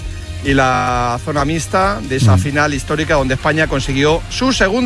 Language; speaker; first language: Spanish; native; Spanish